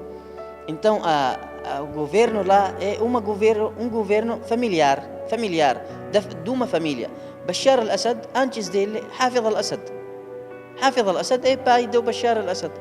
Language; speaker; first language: Portuguese; non-native, learner; Arabic